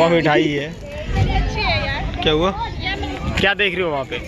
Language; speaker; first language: Hindi; native; Hindi